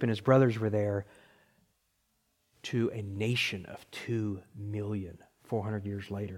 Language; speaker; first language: English; native; English